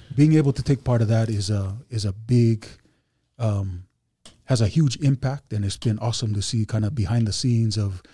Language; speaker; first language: English; early bilingual, other home language; Hindi